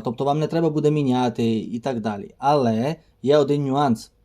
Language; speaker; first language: Ukrainian; native; Ukrainian